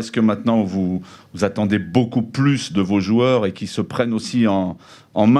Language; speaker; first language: French; native; French